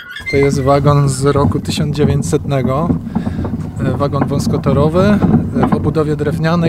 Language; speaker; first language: Polish; native; Polish